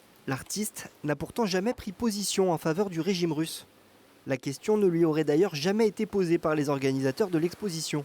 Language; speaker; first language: French; native; French